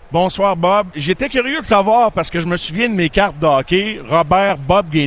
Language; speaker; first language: French; native; French